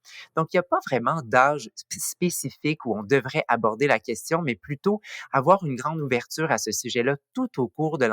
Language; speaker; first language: French; native; French